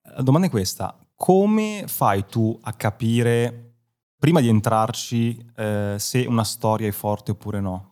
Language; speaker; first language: Italian; native; Italian